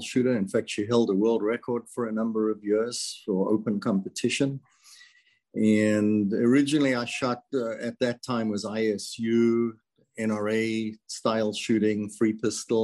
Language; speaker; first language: English; native; English